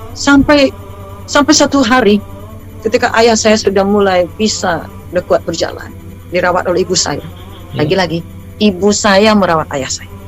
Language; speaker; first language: Indonesian; native; Indonesian